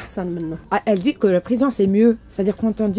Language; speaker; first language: French; non-native, local second language; Arabic